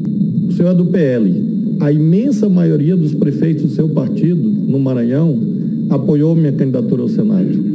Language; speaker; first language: Portuguese; native; Portuguese